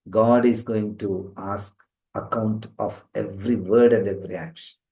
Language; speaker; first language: English; non-native, local second language; Telugu